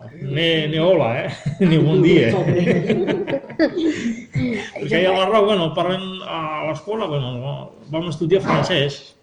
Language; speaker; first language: Catalan; non-native, learner; Arabic